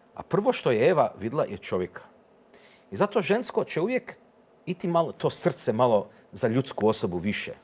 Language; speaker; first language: Serbian; early bilingual, heritage; Serbian